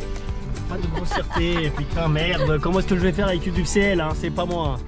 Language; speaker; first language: French; native; French